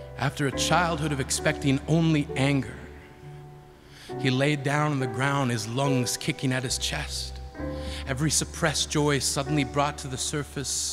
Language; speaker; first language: English; native; English